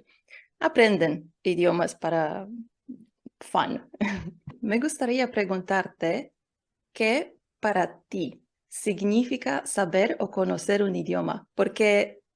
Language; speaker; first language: Spanish; non-native, learner; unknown